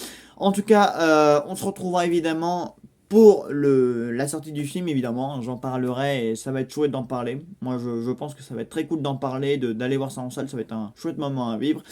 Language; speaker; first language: French; native; French